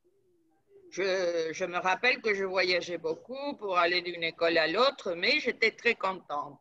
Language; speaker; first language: French; non-native, fluent; Spanish